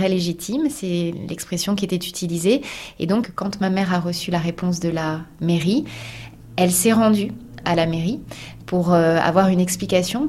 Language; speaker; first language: French; native; French